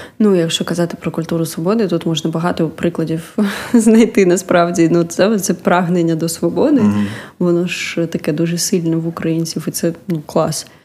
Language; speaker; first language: Ukrainian; native; Ukrainian